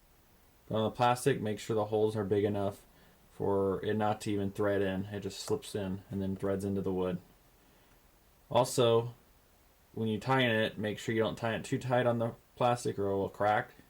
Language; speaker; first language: English; native; English